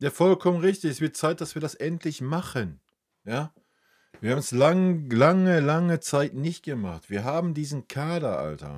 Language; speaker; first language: German; native; German